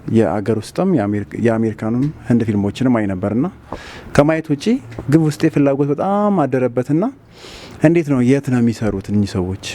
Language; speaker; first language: Amharic; native; Amharic